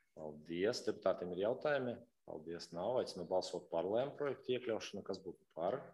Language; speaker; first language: Latvian; non-native, local second language; Russian